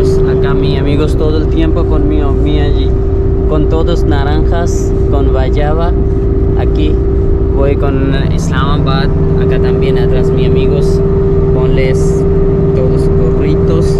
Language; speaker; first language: Spanish; non-native, learner; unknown